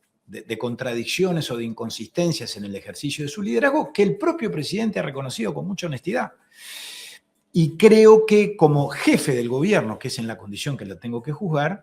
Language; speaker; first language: Spanish; native; Spanish